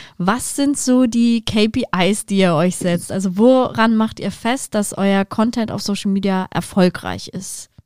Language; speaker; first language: German; native; German